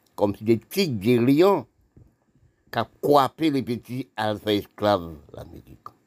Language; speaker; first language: French; non-native, local second language; Haitian Creole